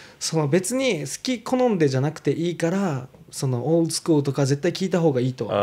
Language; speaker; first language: Japanese; early bilingual, heritage; Japanese